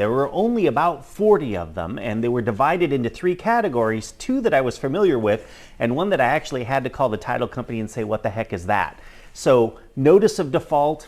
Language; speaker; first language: English; native; English